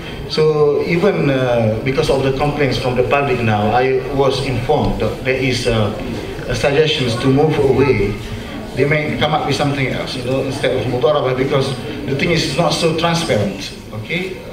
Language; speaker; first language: English; non-native, local second language; Malay